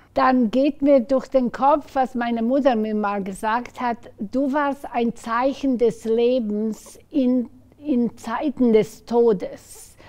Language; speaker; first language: German; non-native, fluent; Slovak